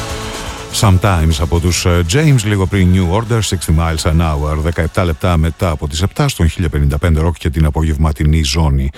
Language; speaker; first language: Greek; native; Greek